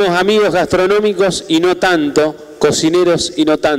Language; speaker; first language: Spanish; native; Spanish